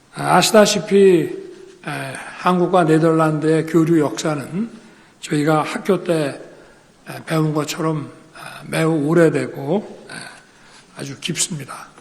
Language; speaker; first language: Korean; native; Korean